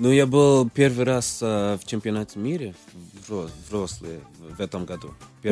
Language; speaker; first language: Russian; early bilingual, other home language; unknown